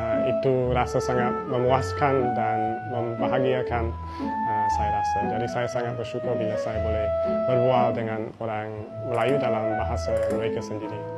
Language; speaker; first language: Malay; non-native, fluent; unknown